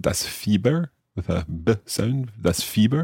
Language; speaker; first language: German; non-native, learner; English